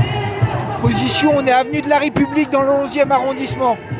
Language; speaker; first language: French; native; French